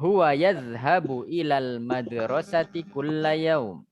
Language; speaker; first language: Arabic; non-native, fluent; Indonesian